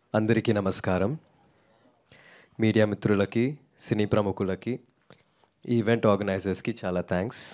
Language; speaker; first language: Telugu; non-native, learner; Tamil